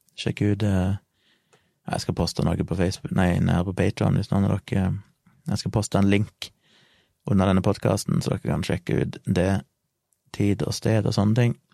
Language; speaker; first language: Norwegian; native; Norwegian